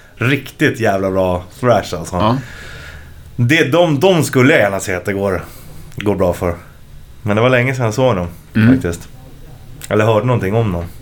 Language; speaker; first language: Swedish; native; Swedish